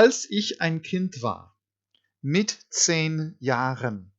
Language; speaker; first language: German; non-native, fluent; English